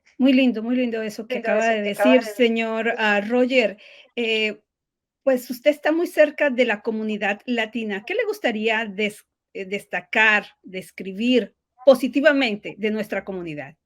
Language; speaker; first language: Spanish; native; Spanish